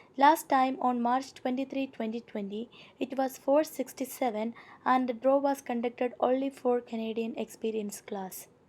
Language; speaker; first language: English; non-native, local second language; Malayalam